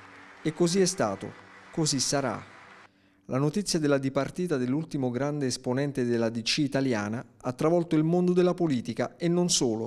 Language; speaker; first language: Italian; native; Italian